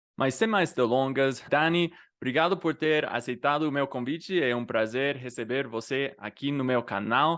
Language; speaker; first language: Portuguese; non-native, fluent; English